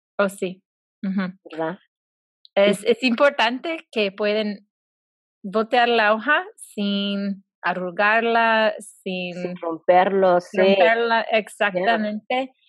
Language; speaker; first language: Spanish; non-native, fluent; English